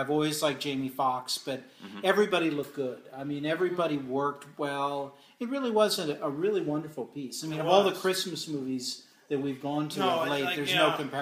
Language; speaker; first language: English; native; English